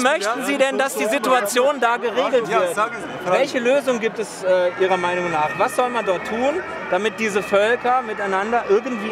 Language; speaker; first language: German; native; German